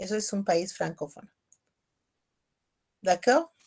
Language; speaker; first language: French; non-native, fluent; Spanish